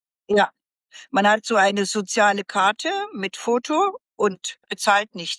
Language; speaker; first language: German; native; German